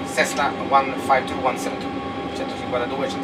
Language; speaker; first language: Italian; non-native, learner; Swedish